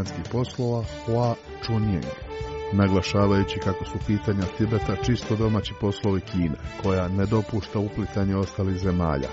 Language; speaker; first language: Croatian; native; Croatian